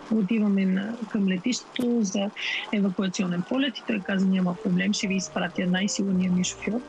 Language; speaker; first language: Bulgarian; native; Bulgarian